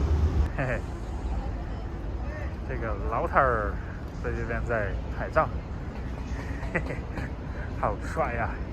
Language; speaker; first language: Chinese; non-native, fluent; German